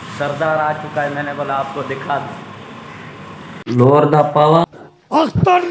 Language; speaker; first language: Urdu; non-native, local second language; Punjabi